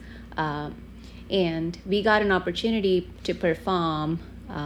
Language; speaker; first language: English; non-native, local second language; Tamil